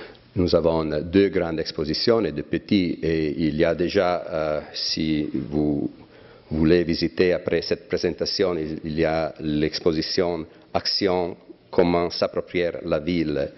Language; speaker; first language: French; non-native, fluent; Italian